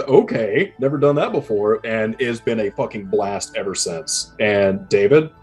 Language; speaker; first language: English; native; English